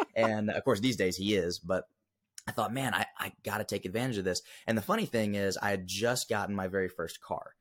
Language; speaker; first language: English; native; English